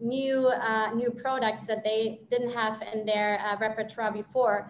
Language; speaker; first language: English; non-native, fluent; German